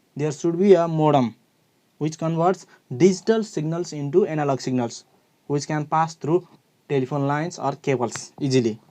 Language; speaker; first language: English; non-native, local second language; Nepali